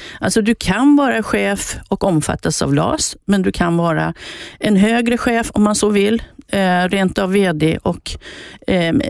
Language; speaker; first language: Swedish; native; Swedish